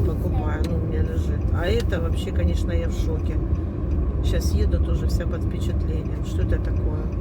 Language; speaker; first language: Russian; native; Russian